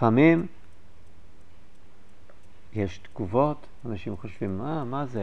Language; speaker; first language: Hebrew; non-native, fluent; English